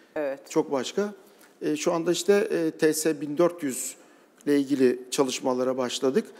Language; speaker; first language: Turkish; native; Turkish